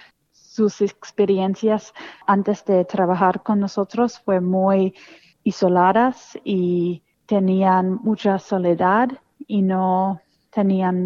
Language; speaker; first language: Spanish; non-native, fluent; English